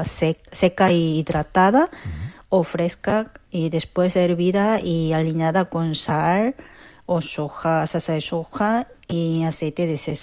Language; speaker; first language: Spanish; non-native, learner; Korean